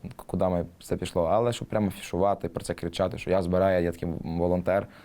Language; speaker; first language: Ukrainian; native; Ukrainian